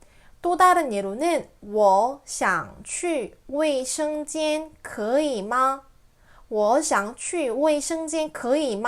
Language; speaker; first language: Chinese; non-native, fluent; Korean